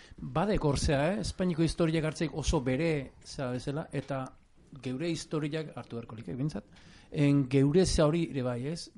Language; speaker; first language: Basque; native; Basque